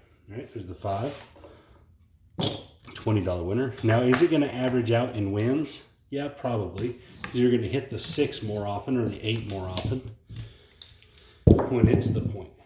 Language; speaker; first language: English; native; English